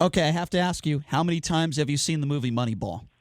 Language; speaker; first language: English; native; English